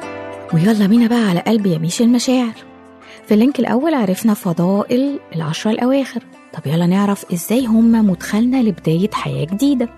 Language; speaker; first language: Arabic; native; Arabic